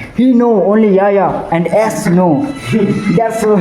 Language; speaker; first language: English; non-native, learner; Nepali